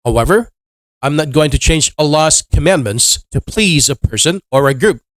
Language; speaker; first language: English; non-native, local second language; Filipino